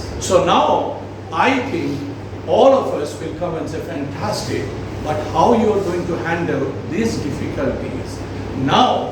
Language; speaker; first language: English; non-native, local second language; Bangla